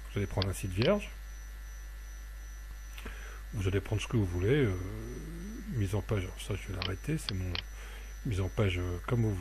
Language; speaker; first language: French; native; French